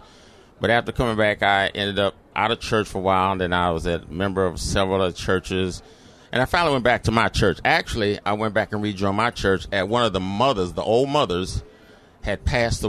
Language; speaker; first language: English; native; English